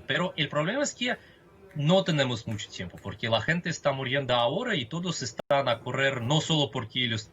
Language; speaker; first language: Spanish; non-native, fluent; Russian